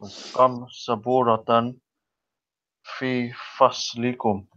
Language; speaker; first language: Arabic; non-native, learner; English